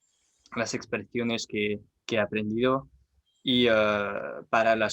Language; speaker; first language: Spanish; non-native, learner; French